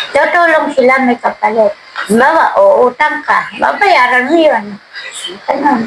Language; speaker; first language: Filipino; native; Filipino